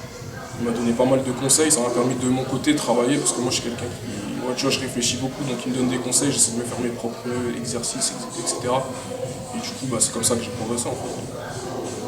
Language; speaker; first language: French; native; French